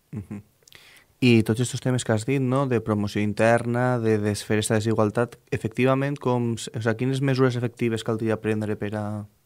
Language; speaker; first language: Catalan; native; Catalan